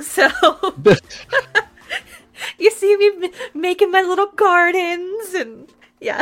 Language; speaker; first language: English; native; English